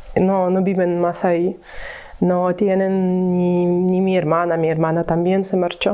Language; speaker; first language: Spanish; non-native, learner; Ukrainian